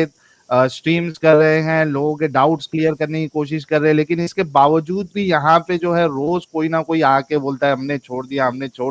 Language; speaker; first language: Hindi; native; Hindi